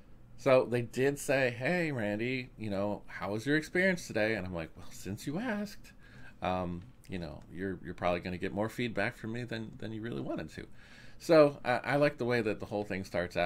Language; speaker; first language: English; native; English